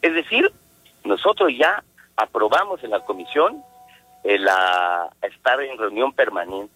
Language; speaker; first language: Spanish; native; Spanish